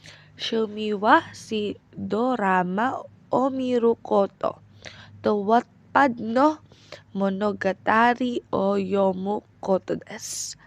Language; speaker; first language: Japanese; non-native, learner; Filipino